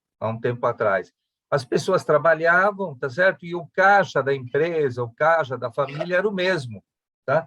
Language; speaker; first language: Portuguese; early bilingual, other home language; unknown